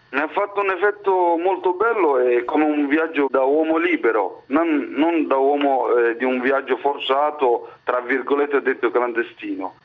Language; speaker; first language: Italian; non-native, fluent; Somali